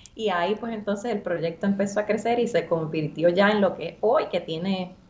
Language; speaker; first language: Spanish; native; Spanish